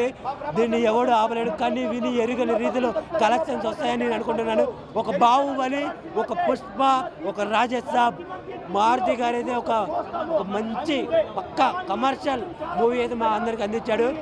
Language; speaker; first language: Telugu; native; Telugu